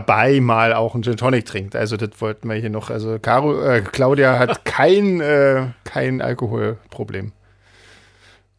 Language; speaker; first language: German; native; German